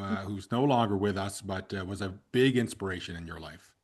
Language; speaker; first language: English; native; English